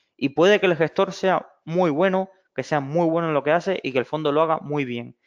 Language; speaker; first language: Spanish; native; Spanish